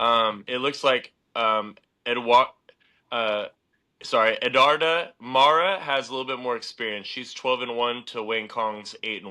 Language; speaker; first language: English; native; English